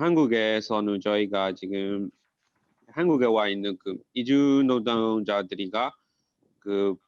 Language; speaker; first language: Korean; non-native, fluent; Burmese